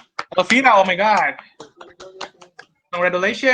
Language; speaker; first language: English; non-native, fluent; Indonesian